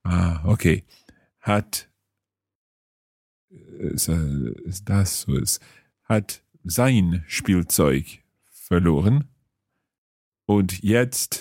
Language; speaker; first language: German; non-native, learner; English